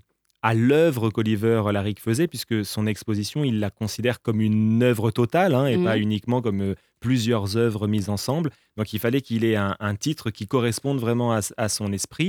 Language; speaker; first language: French; native; French